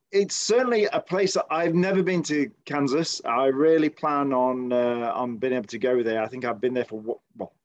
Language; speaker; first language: English; native; English